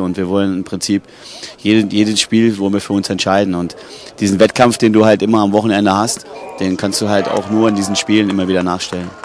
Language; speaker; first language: German; native; German